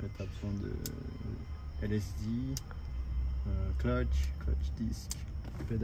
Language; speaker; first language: French; non-native, fluent; Japanese